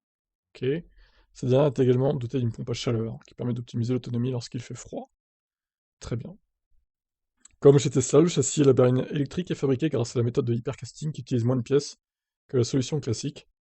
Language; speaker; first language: French; native; French